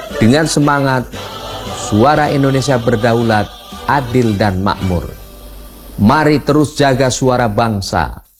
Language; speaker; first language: Indonesian; native; Indonesian